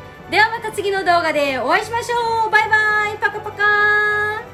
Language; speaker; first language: Japanese; native; Japanese